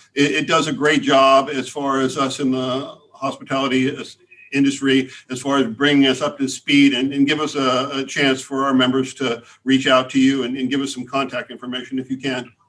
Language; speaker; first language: English; native; English